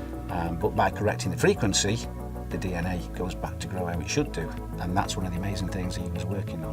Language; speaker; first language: English; native; English